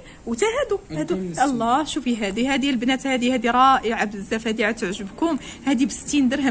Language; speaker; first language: Arabic; native; Arabic